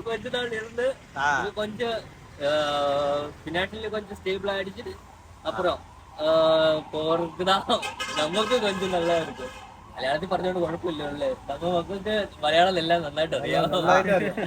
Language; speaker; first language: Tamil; non-native, learner; Malayalam